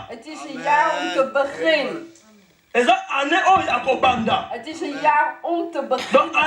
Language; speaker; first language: Dutch; non-native, learner; Lingala